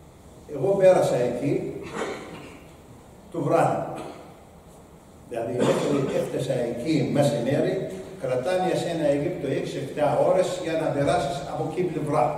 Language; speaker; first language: Greek; non-native, learner; Arabic